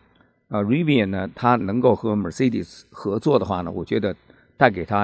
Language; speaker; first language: Chinese; native; Chinese